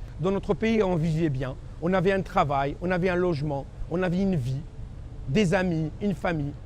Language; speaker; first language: French; non-native, local second language; Kabyle